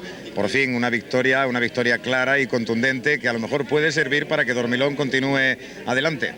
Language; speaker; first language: Spanish; native; Spanish